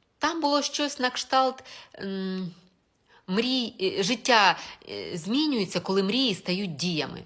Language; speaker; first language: Ukrainian; non-native, local second language; Russian